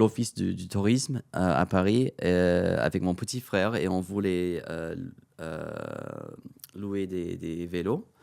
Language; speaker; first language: French; non-native, fluent; English